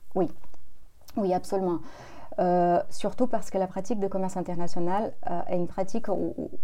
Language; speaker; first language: French; non-native, fluent; Portuguese